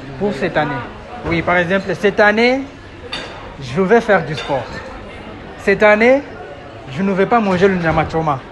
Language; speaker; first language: French; non-native, fluent; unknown